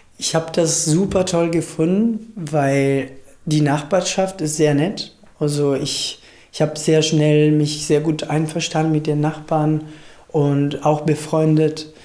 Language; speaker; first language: German; non-native, fluent; Italian